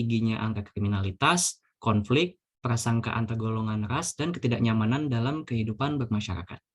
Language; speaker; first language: Indonesian; native; Indonesian